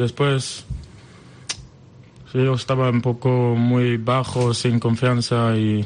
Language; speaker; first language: Spanish; non-native, learner; French